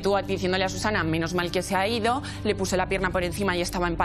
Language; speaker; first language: Spanish; native; Spanish